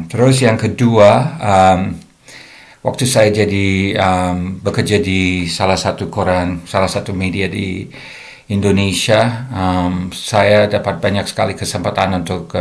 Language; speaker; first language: Indonesian; non-native, fluent; English